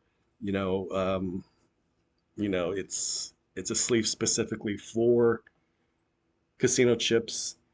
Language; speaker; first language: English; native; English